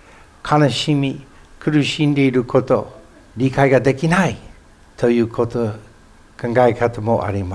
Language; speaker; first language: Japanese; non-native, fluent; English